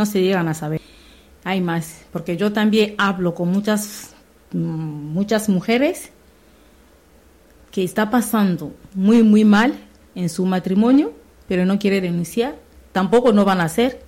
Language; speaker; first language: Spanish; non-native, learner; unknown